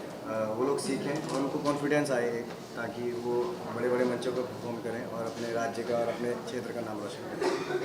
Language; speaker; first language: Hindi; native; Hindi